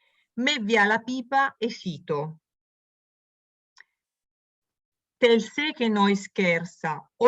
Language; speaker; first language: Italian; native; Italian